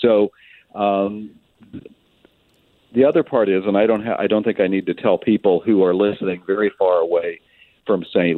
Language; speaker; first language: English; native; English